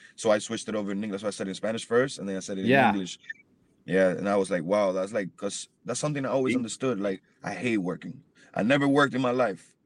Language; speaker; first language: English; early bilingual, other home language; Spanish